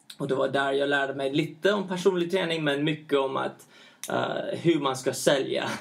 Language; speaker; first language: Swedish; early bilingual, heritage; Swedish